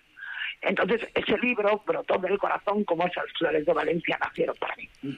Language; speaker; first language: Spanish; native; Spanish